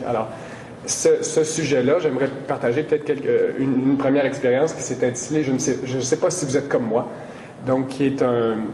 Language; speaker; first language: French; native; French